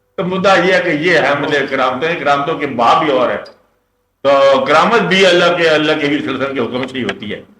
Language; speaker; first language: Urdu; non-native, local second language; Punjabi